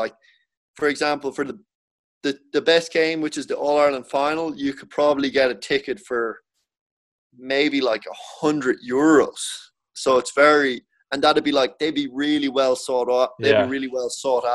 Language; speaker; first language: English; native; English